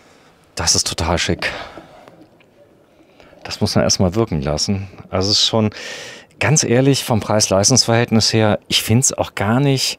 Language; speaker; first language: German; native; German